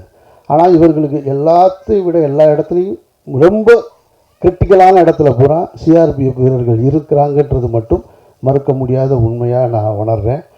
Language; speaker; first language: Tamil; native; Tamil